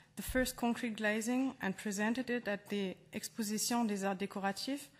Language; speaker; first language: English; non-native, fluent; German